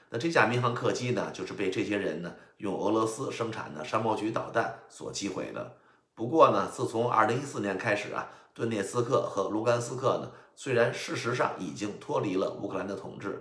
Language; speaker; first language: Chinese; native; Chinese